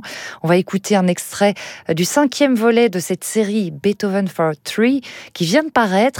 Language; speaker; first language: French; native; French